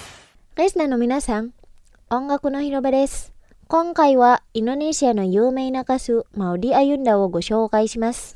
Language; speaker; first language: Japanese; non-native, fluent; Indonesian